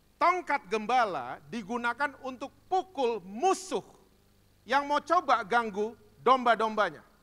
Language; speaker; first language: Indonesian; native; Indonesian